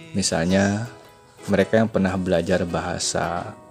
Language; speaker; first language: Malay; non-native, local second language; Sundanese